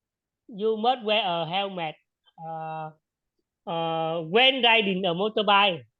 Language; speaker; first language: English; non-native, learner; Vietnamese